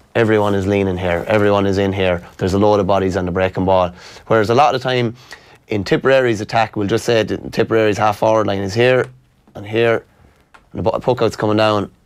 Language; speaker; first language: English; native; English